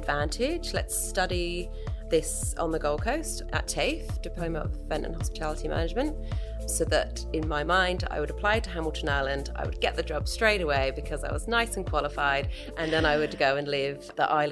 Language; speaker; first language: English; native; English